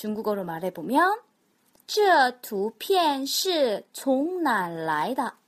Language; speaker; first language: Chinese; non-native, fluent; Korean